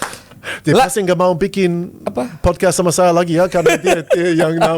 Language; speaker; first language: Indonesian; non-native, fluent; English